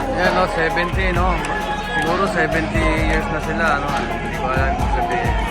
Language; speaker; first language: Filipino; native; Filipino